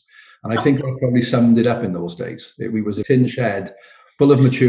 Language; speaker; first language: English; native; English